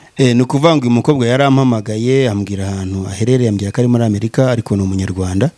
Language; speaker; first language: Kinyarwanda; early bilingual, heritage; Kinyarwanda